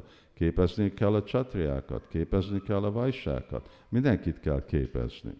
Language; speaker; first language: Hungarian; early bilingual, heritage; Hungarian